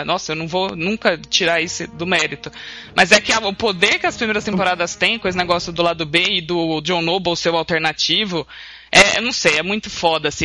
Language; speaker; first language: Portuguese; native; Portuguese